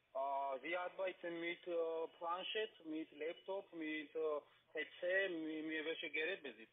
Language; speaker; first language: German; non-native, learner; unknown